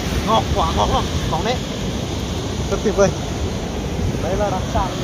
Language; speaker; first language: Vietnamese; native; Vietnamese